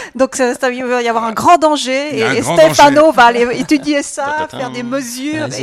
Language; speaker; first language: French; native; French